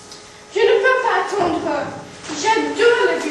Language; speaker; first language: French; non-native, learner; English